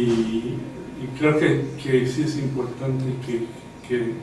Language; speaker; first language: Spanish; non-native, fluent; English